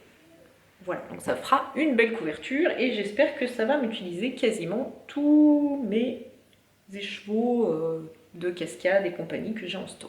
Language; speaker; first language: French; native; French